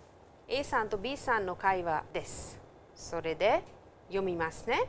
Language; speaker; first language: Japanese; non-native, fluent; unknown